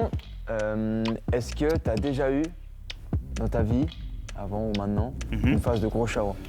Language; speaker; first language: French; native; French